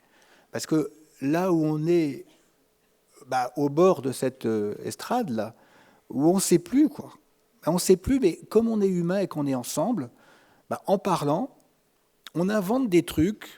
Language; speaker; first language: French; native; French